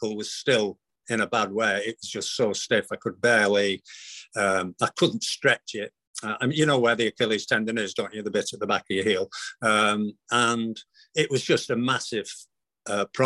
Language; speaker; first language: English; native; English